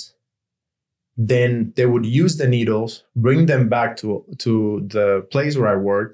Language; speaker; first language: English; non-native, fluent; Spanish